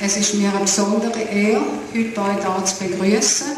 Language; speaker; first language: German; non-native, fluent; Serbian